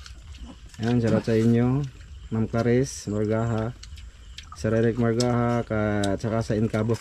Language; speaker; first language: Filipino; non-native, local second language; Cebuano